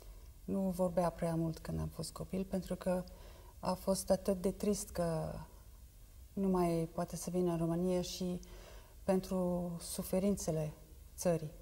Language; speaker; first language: Romanian; non-native, fluent; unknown